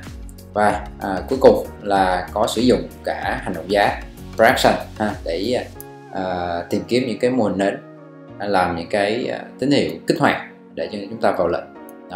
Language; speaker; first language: Vietnamese; native; Vietnamese